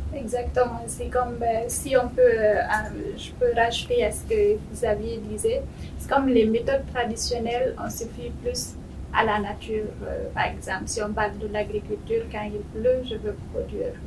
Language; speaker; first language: French; non-native, local second language; Fula